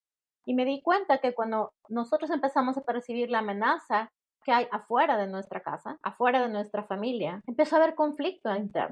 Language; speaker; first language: Spanish; native; Spanish